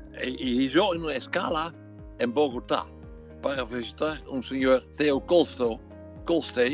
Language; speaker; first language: Spanish; non-native, fluent; Dutch